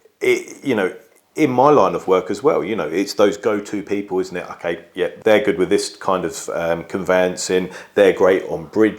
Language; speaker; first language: English; native; English